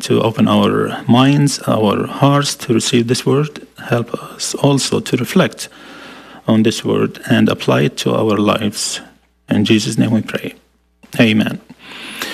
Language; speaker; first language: English; non-native, fluent; Aramaic